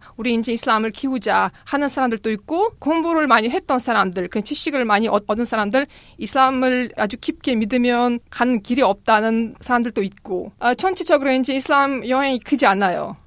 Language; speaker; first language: Korean; non-native, fluent; Uzbek